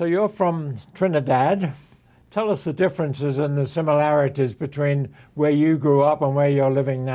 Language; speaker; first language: English; native; English